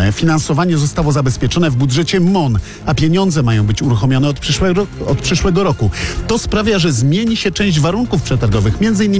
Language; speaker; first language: Polish; native; Polish